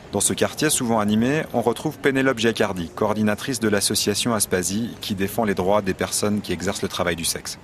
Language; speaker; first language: French; native; French